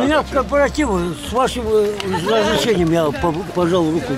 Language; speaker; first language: Russian; non-native, local second language; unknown